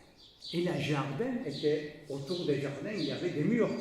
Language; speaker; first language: French; non-native, fluent; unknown